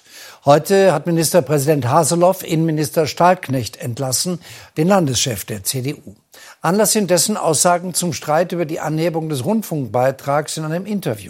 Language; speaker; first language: German; native; German